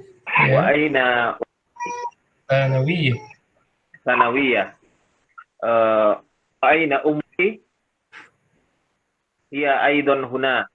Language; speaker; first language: Arabic; non-native, learner; Indonesian